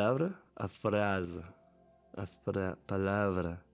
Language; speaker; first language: Portuguese; non-native, learner; German